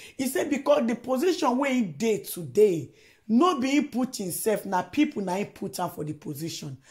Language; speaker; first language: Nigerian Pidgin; non-native, local second language; Yoruba